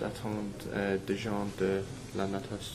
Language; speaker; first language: French; non-native, learner; English